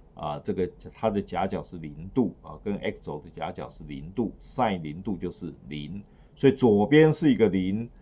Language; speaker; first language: Chinese; native; Chinese